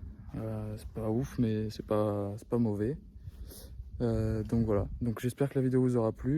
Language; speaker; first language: French; native; French